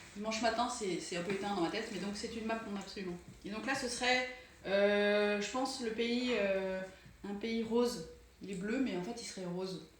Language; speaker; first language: French; native; French